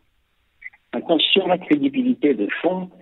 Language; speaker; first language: French; native; French